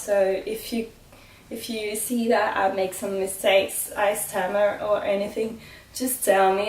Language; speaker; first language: English; non-native, fluent; French